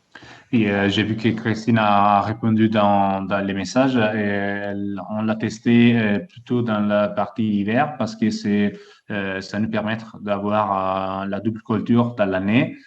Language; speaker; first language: French; non-native, fluent; Italian